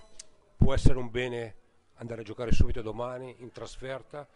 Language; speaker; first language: Italian; native; Italian